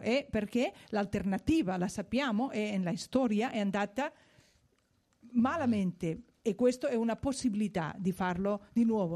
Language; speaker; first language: Italian; non-native, fluent; Spanish